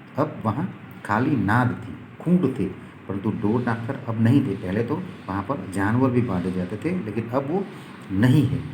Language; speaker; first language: Hindi; non-native, local second language; Gujarati